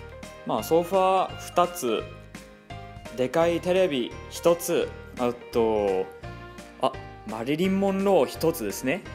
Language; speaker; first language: Japanese; non-native, fluent; English